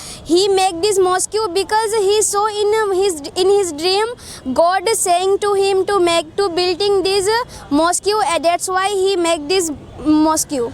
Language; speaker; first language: English; non-native, learner; Hindi